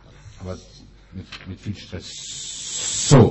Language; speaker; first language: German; non-native, fluent; Persian